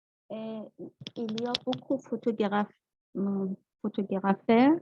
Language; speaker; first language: French; non-native, learner; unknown